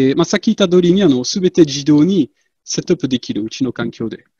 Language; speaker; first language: Japanese; non-native, fluent; French